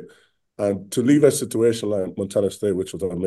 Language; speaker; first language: English; native; English